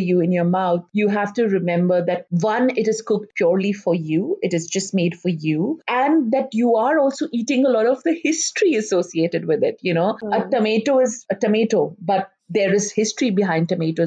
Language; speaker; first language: English; non-native, local second language; Hindi